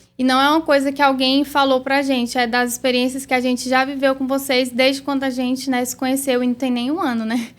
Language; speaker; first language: Portuguese; native; Portuguese